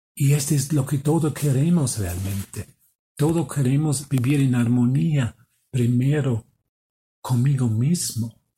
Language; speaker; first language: Spanish; non-native, fluent; German